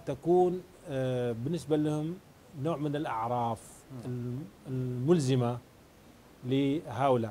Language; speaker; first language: Arabic; native; Arabic